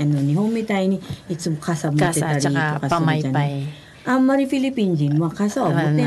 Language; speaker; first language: Japanese; non-native, fluent; Filipino